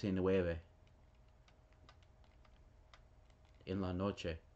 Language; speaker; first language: Spanish; non-native, learner; English